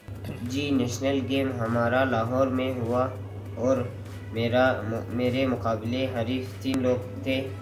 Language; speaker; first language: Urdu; non-native, local second language; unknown